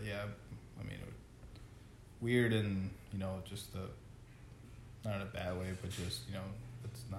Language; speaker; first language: English; non-native, fluent; Spanish